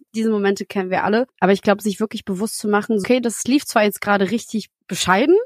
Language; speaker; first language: German; early bilingual, other home language; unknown